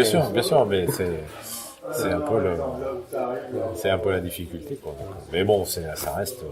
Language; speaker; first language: French; native; French